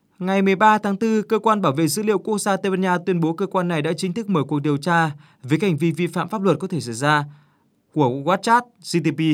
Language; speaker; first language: Vietnamese; native; Vietnamese